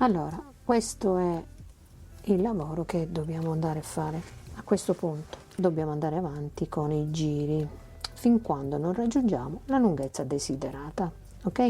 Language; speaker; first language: Italian; native; Italian